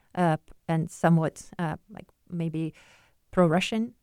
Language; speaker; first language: English; non-native, fluent; Ukrainian